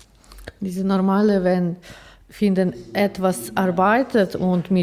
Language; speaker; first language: German; non-native, learner; Ukrainian